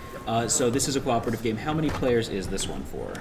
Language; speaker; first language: English; native; English